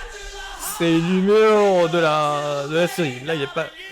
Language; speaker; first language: French; native; French